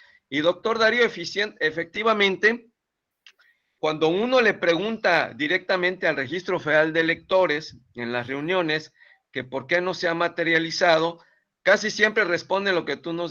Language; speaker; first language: Spanish; native; Spanish